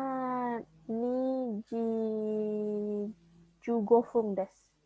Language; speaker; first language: Japanese; non-native, learner; Indonesian